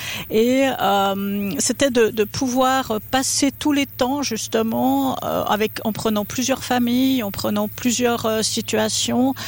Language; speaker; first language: French; native; French